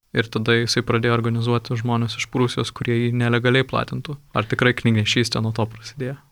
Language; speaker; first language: Lithuanian; native; Lithuanian